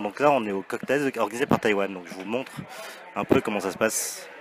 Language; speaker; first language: French; native; French